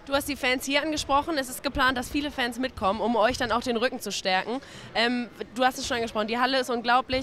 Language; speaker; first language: German; native; German